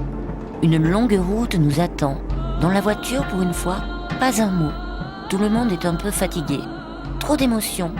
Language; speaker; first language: French; native; French